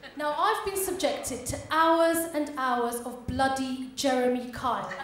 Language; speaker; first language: English; native; English